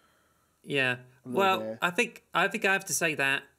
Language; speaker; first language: English; native; English